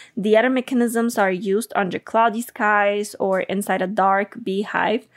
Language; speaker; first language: English; non-native, fluent; Bulgarian